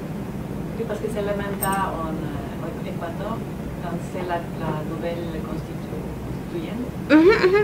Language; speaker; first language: French; non-native, learner; Spanish